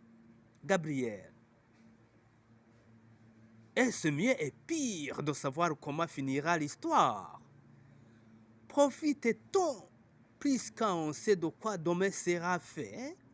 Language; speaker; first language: French; non-native, local second language; Rundi